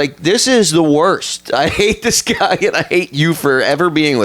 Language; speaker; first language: English; native; English